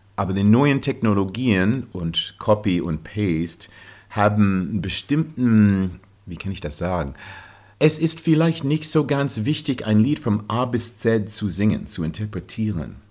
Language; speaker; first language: German; non-native, fluent; English